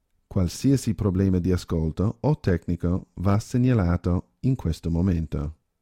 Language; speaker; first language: Italian; native; Italian